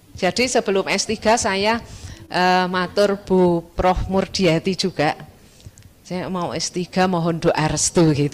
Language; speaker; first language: Indonesian; non-native, local second language; Javanese